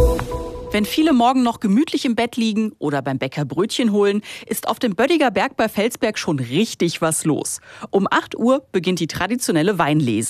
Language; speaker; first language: German; native; German